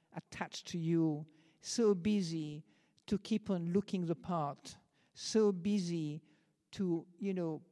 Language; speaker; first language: English; non-native, fluent; French